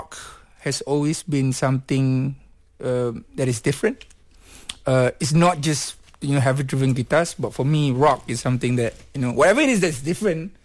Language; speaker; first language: English; non-native, local second language; Malay